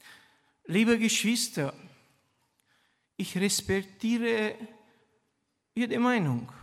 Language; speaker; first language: German; non-native, fluent; Romanian